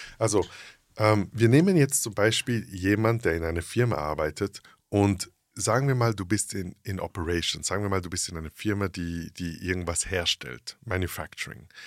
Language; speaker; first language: German; early bilingual, heritage; English